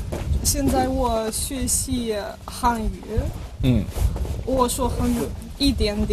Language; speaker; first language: Chinese; non-native, learner; Russian